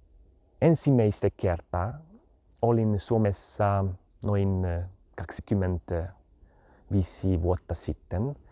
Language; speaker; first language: Finnish; non-native, learner; Hungarian